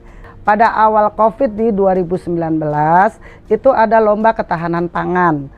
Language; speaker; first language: Indonesian; native; Indonesian